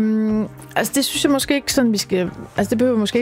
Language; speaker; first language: Danish; native; Danish